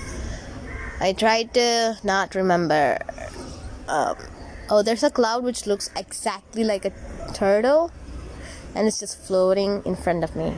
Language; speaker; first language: English; non-native, local second language; Tamil